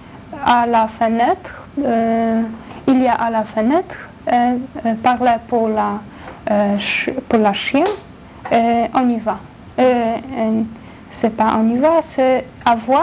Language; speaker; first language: French; non-native, learner; Polish